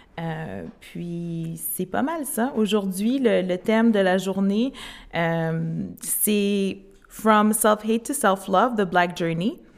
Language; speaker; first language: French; native; French